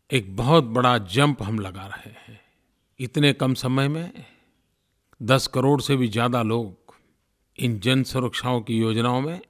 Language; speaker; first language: Hindi; non-native, local second language; Gujarati